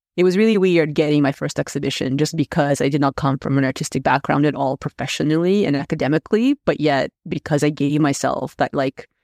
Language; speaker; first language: English; non-native, fluent; Russian